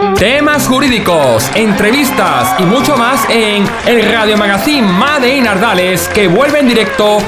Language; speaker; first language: Spanish; native; Spanish